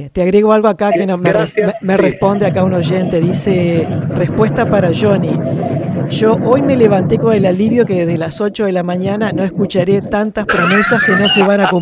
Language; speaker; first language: Spanish; native; Spanish